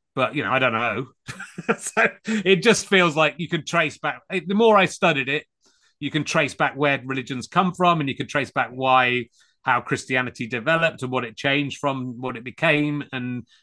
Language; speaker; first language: English; native; English